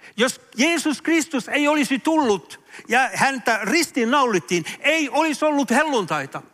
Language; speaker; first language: Finnish; early bilingual, heritage; Finnish